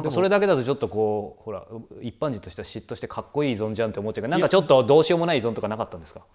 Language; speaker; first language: Japanese; native; Japanese